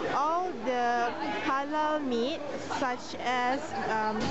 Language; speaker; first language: English; non-native, local second language; Malay